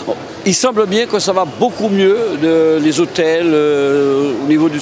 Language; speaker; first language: French; native; French